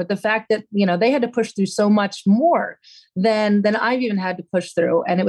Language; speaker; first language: English; native; English